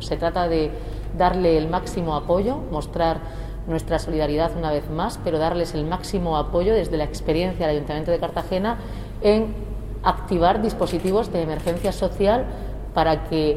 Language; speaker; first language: Spanish; native; Spanish